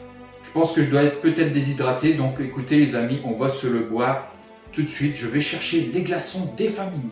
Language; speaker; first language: French; native; French